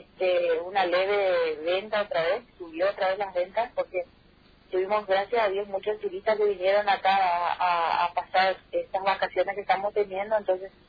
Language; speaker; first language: Spanish; native; Spanish